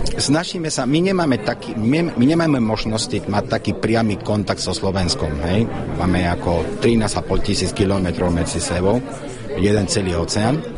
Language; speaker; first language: Slovak; non-native, fluent; Spanish